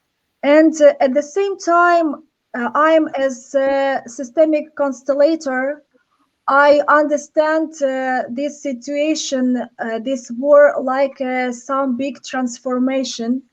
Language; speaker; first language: English; non-native, learner; Ukrainian